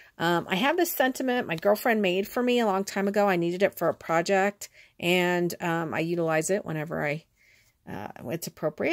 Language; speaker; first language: English; native; English